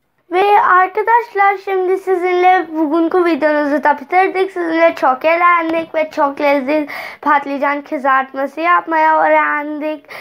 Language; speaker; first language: Turkish; non-native, fluent; Urdu